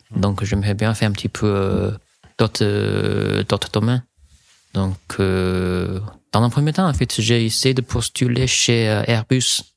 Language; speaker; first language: French; non-native, fluent; Chinese